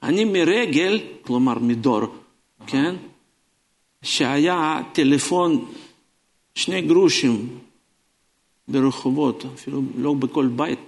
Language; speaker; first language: Hebrew; non-native, fluent; Russian